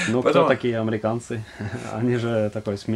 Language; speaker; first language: Russian; non-native, fluent; Norwegian